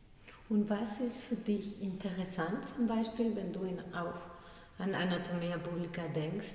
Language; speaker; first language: German; non-native, fluent; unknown